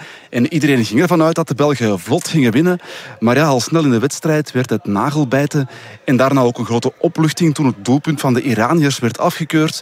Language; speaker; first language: Dutch; native; Dutch